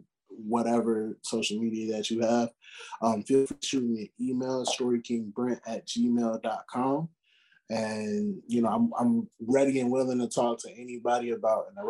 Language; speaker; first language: English; native; English